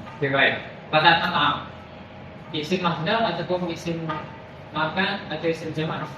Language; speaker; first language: Malay; native; Malay